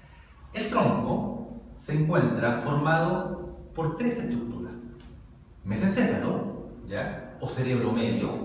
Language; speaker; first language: Spanish; native; Spanish